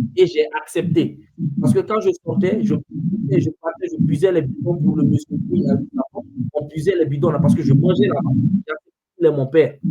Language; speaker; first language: French; non-native, local second language; Fula